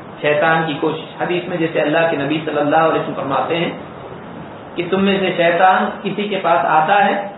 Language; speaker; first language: Urdu; native; Urdu